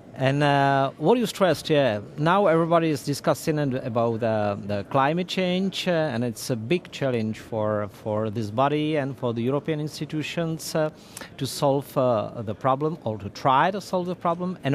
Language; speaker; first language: English; non-native, fluent; Czech